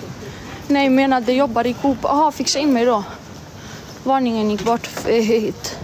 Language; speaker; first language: Swedish; early bilingual, other home language; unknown